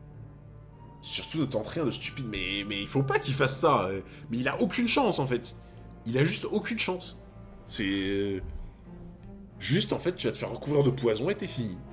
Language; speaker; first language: French; native; French